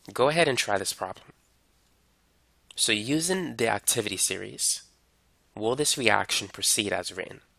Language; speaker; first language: English; native; English